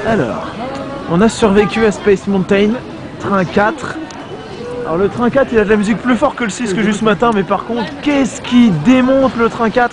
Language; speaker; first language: French; native; French